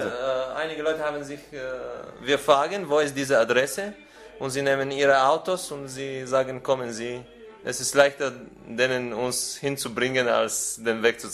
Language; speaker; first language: German; non-native, learner; Bulgarian